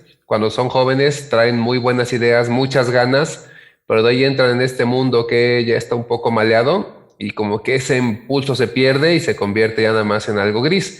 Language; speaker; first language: Spanish; native; Spanish